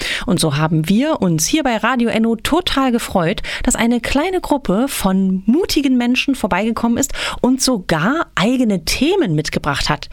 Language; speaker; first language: German; native; German